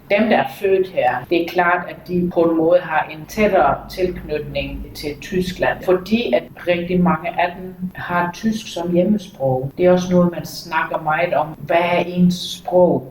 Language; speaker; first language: Danish; native; Danish